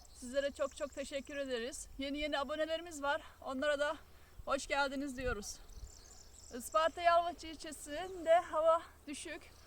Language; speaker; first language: Turkish; native; Turkish